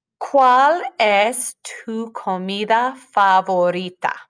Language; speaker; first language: Spanish; non-native, fluent; English